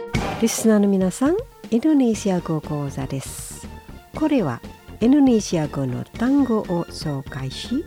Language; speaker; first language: Japanese; non-native, fluent; Indonesian